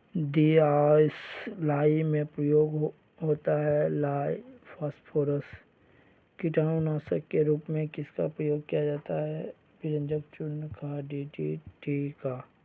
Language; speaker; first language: Hindi; native; Hindi